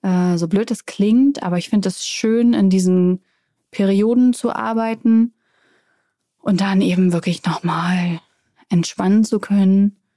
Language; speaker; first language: German; native; German